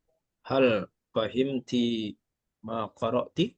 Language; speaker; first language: Arabic; non-native, fluent; Malay